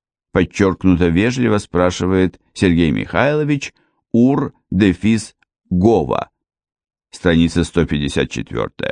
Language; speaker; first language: Russian; native; Russian